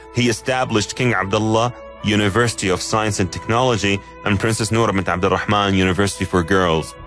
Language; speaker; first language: English; non-native, fluent; Arabic